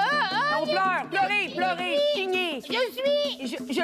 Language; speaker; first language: French; native; French